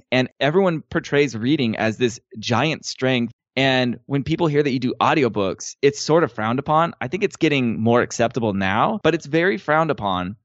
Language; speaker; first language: English; native; English